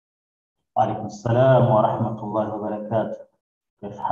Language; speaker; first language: Arabic; non-native, fluent; Portuguese